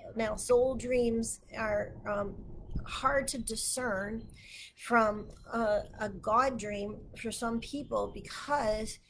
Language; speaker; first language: English; native; English